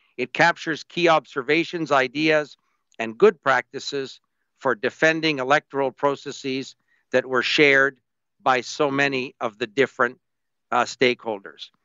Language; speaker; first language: English; native; English